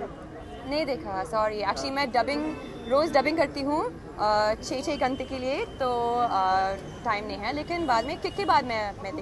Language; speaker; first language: Hindi; non-native, learner; Sinhala